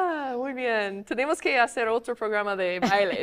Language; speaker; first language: Spanish; non-native, fluent; English